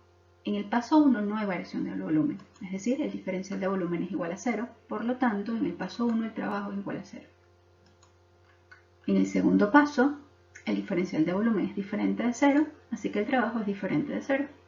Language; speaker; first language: Spanish; native; Spanish